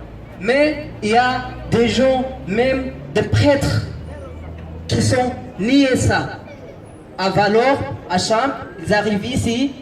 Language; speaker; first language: French; non-native, learner; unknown